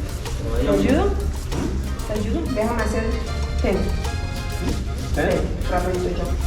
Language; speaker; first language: Spanish; native; Spanish